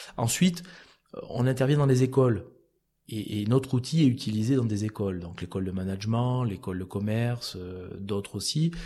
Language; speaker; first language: French; native; French